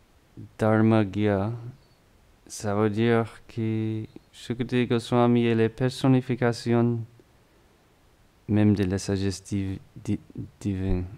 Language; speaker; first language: French; non-native, learner; English